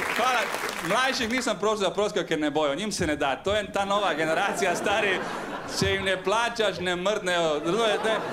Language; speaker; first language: Slovenian; early bilingual, other home language; Serbian